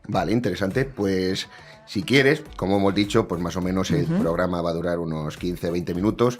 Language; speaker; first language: Spanish; native; Spanish